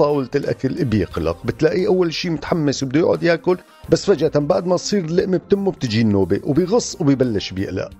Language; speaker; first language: Arabic; native; Arabic